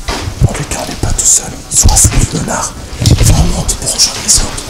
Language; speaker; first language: French; native; French